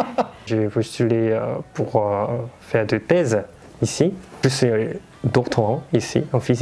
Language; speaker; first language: French; non-native, learner; Korean